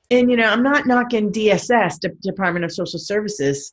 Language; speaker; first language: English; native; English